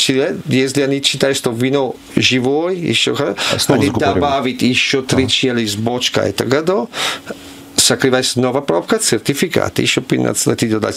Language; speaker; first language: Russian; non-native, learner; Italian